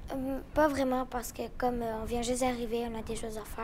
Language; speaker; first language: French; early bilingual, other home language; Spanish